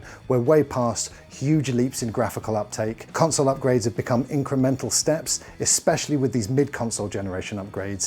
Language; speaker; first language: English; native; English